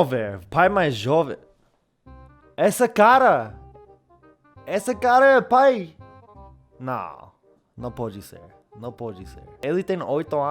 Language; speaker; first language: Portuguese; non-native, learner; English